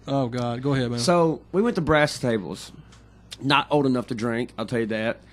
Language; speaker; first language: English; native; English